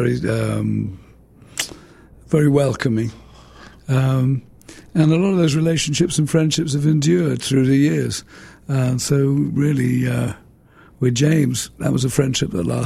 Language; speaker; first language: English; native; English